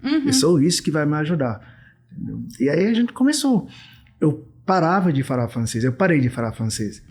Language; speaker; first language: Portuguese; non-native, fluent; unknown